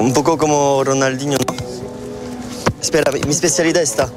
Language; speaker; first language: Spanish; non-native, learner; French